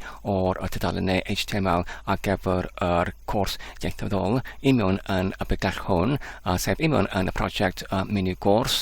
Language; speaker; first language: Welsh; non-native, fluent; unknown